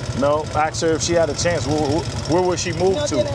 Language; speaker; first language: English; non-native, fluent; Spanish